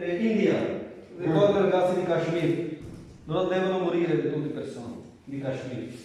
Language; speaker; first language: Italian; non-native, learner; Punjabi